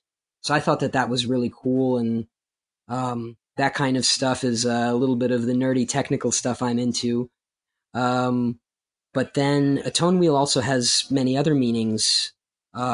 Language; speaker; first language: English; native; English